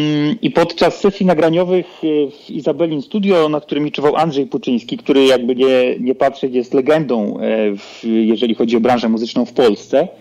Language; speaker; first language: Polish; native; Polish